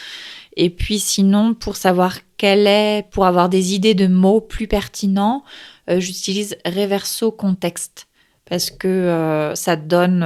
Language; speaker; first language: French; native; French